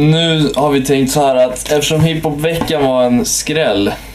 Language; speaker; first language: Swedish; native; Swedish